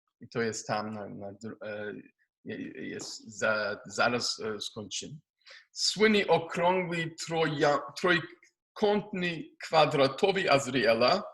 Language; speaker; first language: Polish; non-native, learner; Hebrew